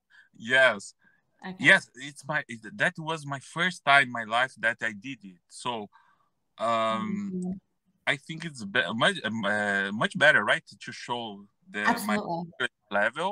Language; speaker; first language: English; non-native, learner; Portuguese